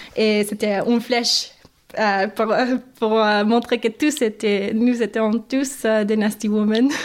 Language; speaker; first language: French; non-native, fluent; English